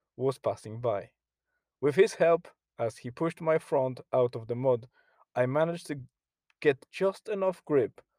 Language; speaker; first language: English; non-native, fluent; Polish